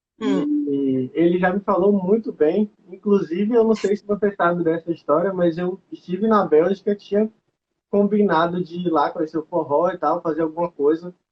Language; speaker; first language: Portuguese; native; Portuguese